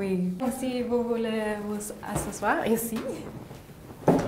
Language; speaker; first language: French; non-native, learner; English